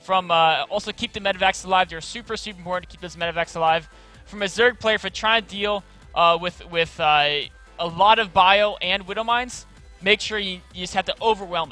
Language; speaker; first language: English; native; English